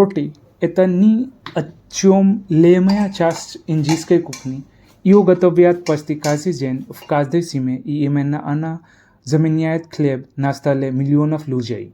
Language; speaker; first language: Russian; non-native, fluent; Hindi